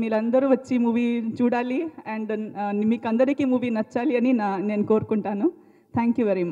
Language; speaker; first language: Telugu; non-native, learner; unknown